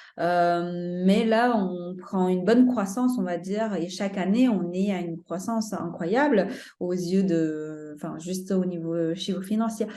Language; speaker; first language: French; non-native, fluent; Chinese